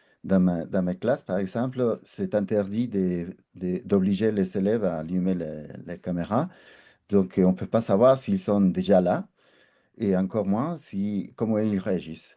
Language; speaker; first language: French; non-native, fluent; Spanish